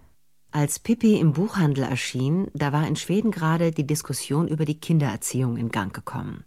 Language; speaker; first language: German; native; German